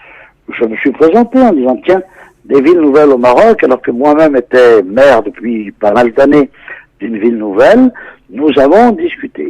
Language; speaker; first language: French; native; French